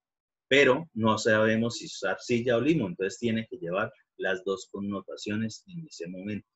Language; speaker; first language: Spanish; native; Spanish